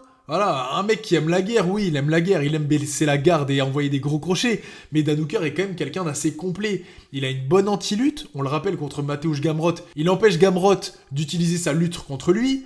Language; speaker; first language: French; native; French